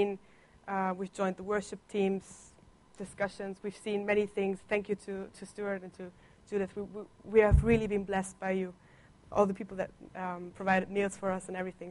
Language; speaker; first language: English; non-native, fluent; Italian